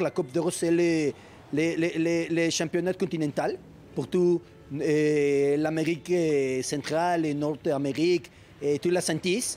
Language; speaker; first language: French; non-native, learner; Spanish